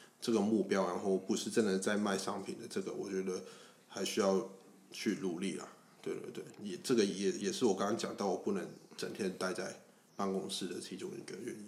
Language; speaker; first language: Chinese; non-native, local second language; Cantonese